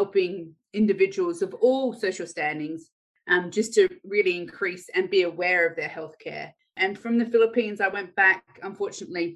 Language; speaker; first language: English; native; English